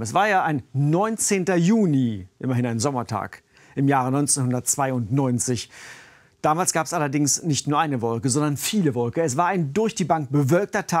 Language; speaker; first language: German; native; German